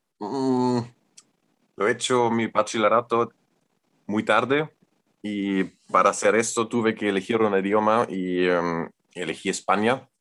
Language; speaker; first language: Spanish; non-native, fluent; German